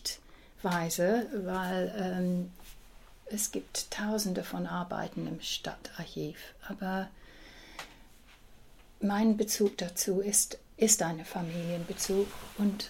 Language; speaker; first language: German; early bilingual, heritage; English